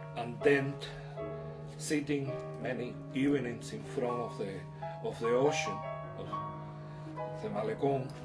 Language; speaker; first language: English; non-native, fluent; Spanish